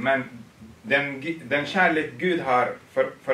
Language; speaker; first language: Swedish; non-native, fluent; Tigrinya